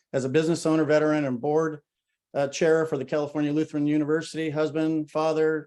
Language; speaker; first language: English; native; English